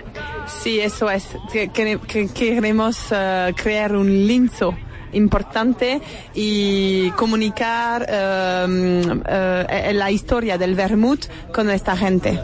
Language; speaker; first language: Spanish; non-native, fluent; French